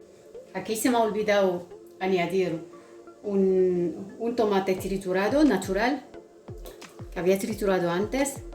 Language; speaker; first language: Spanish; non-native, fluent; Arabic